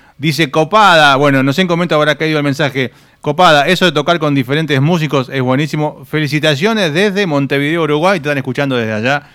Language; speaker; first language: Spanish; native; Spanish